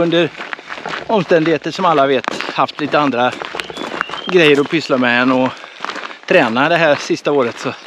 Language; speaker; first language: Swedish; native; Swedish